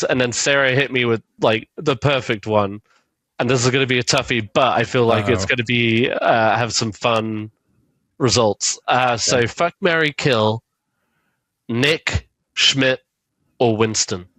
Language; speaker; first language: English; native; English